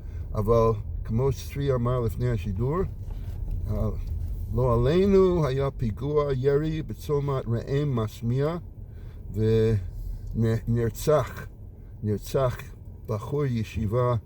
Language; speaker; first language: Hebrew; non-native, fluent; English